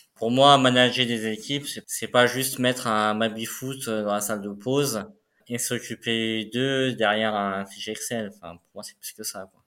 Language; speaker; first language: French; native; French